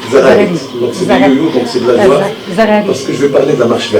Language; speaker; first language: French; non-native, local second language; Arabic